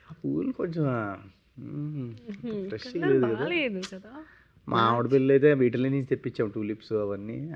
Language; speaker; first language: Telugu; native; Telugu